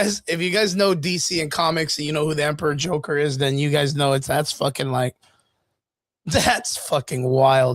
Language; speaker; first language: English; native; English